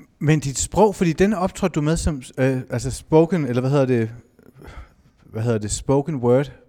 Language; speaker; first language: Danish; native; Danish